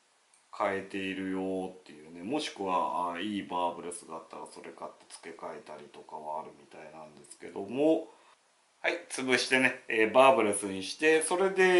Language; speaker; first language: Japanese; native; Japanese